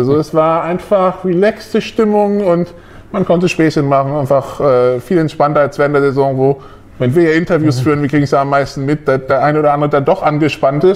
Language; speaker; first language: German; native; German